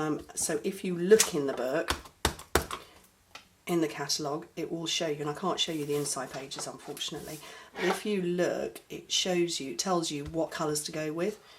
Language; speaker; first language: English; native; English